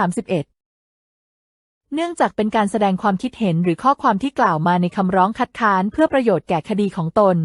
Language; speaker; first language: Thai; native; Thai